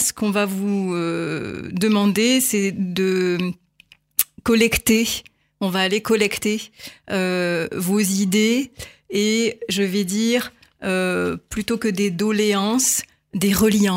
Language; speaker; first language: French; native; French